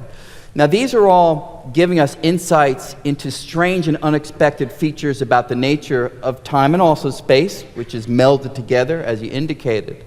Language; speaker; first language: English; native; English